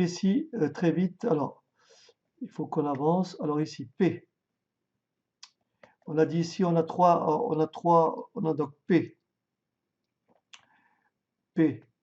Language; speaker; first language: French; native; French